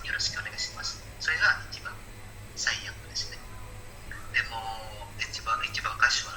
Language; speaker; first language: Japanese; non-native, learner; Indonesian